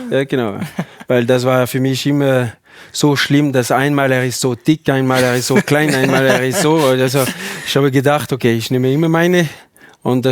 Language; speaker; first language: German; non-native, learner; French